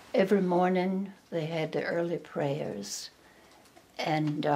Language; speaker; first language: English; native; English